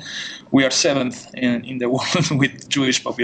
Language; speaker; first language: English; non-native, fluent; Spanish